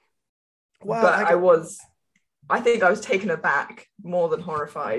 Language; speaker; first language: English; native; English